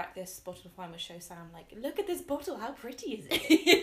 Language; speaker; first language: English; native; English